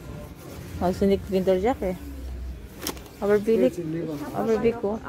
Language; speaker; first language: German; non-native, learner; Filipino